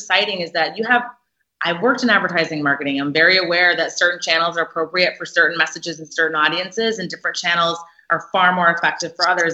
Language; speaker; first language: English; native; English